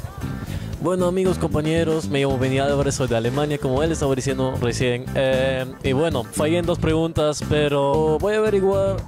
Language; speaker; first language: Spanish; non-native, fluent; German